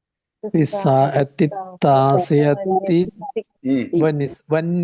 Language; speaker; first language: Arabic; non-native, learner; Malayalam